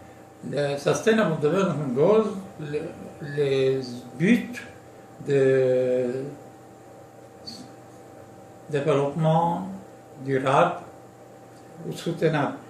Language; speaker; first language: French; non-native, local second language; Arabic